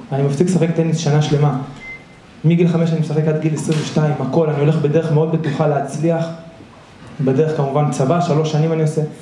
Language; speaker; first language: Hebrew; early bilingual, other home language; Spanish